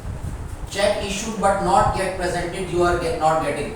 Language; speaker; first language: English; non-native, local second language; Hindi